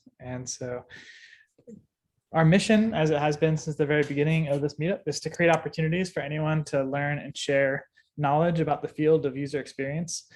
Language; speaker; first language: English; native; English